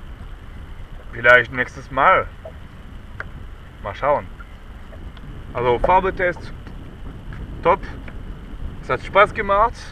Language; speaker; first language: German; non-native, learner; French